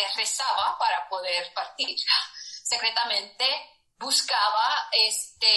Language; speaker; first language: Spanish; early bilingual, heritage; Spanish